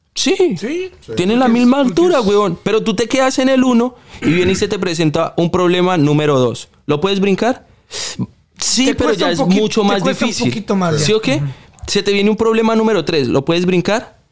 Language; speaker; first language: Spanish; native; Spanish